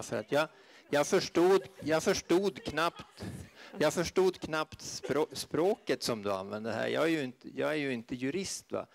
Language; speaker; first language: Swedish; native; Swedish